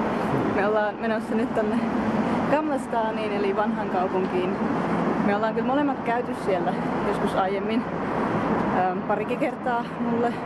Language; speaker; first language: Finnish; native; Finnish